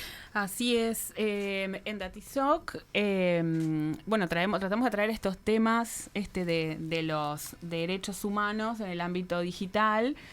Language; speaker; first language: Spanish; native; Spanish